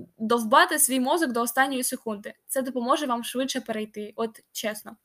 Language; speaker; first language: Ukrainian; non-native, local second language; Russian